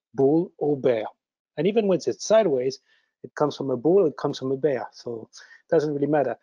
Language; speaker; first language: English; early bilingual, other home language; French